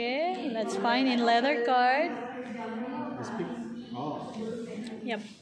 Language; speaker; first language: English; non-native, fluent; Indonesian